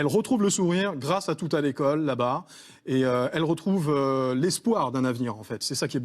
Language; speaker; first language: French; native; French